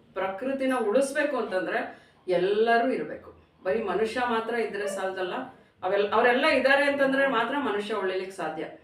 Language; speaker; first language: Kannada; native; Kannada